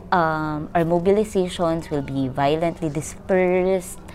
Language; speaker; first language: English; non-native, local second language; Filipino